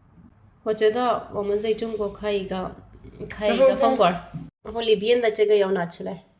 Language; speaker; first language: Chinese; non-native, fluent; Urdu